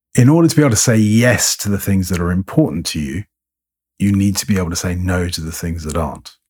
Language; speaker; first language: English; native; English